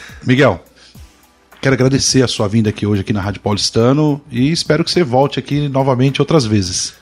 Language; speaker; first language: Portuguese; native; Portuguese